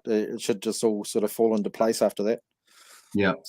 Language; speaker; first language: English; native; English